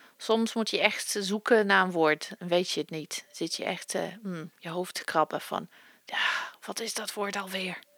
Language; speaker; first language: Dutch; non-native, fluent; English